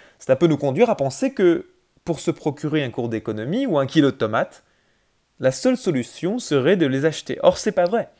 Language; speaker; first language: French; native; French